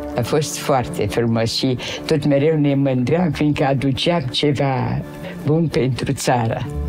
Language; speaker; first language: Romanian; non-native, local second language; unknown